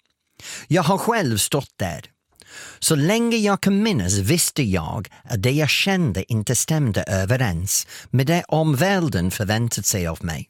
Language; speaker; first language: Swedish; non-native, fluent; English